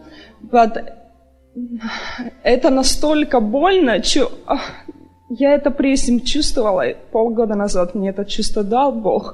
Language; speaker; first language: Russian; early bilingual, heritage; Russian